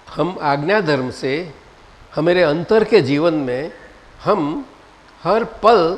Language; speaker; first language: Hindi; non-native, local second language; Gujarati